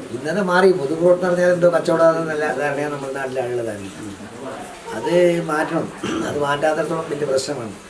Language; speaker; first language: Malayalam; native; Malayalam